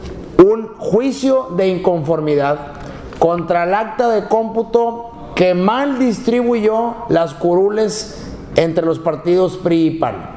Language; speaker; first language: Spanish; native; Spanish